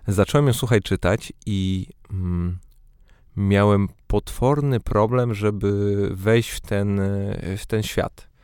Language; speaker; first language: Polish; native; Polish